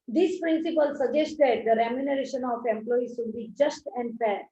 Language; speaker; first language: English; non-native, local second language; Gujarati